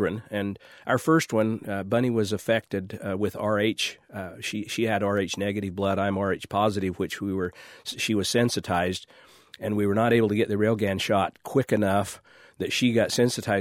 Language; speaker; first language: English; native; English